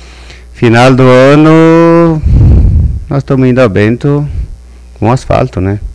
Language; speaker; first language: Portuguese; native; Portuguese